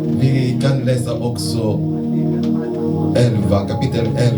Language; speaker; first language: Swedish; non-native, fluent; Lingala